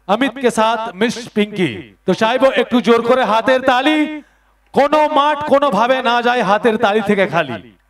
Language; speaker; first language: Hindi; non-native, local second language; Bangla